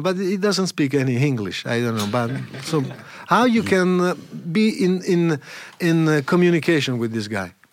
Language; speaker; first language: English; non-native, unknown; Italian